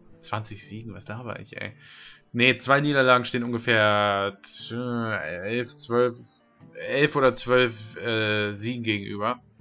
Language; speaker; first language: German; native; German